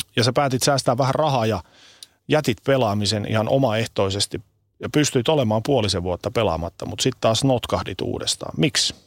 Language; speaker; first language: Finnish; native; Finnish